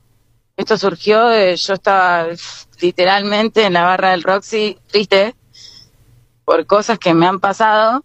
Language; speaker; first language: Spanish; native; Spanish